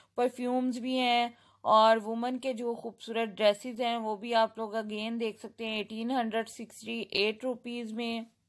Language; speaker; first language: Urdu; native; Urdu